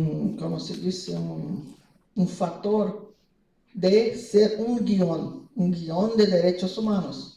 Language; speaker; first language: Spanish; non-native, fluent; Portuguese